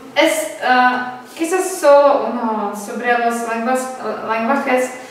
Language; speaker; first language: Spanish; non-native, learner; Czech